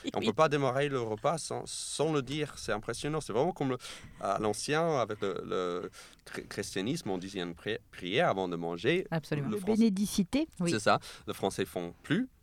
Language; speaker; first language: French; non-native, fluent; English